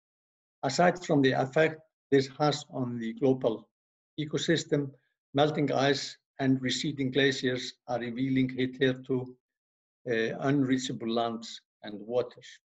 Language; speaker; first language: English; non-native, fluent; Icelandic